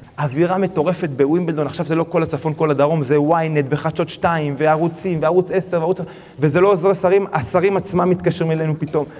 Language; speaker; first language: Hebrew; early bilingual, other home language; Spanish